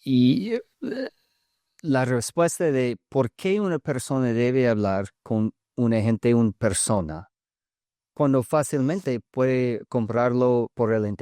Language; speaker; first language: Spanish; early bilingual, heritage; English